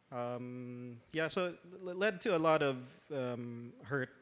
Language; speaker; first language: English; non-native, local second language; Filipino